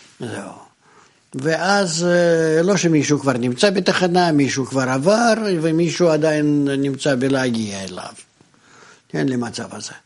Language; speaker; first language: Hebrew; non-native, fluent; Russian